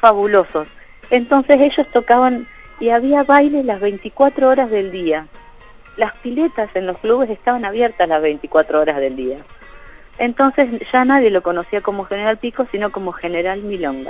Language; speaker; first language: Spanish; native; Spanish